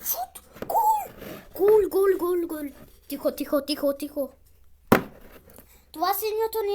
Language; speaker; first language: Bulgarian; non-native, local second language; Turkish